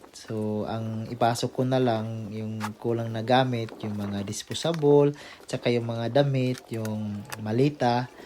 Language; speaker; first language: Filipino; non-native, local second language; Cebuano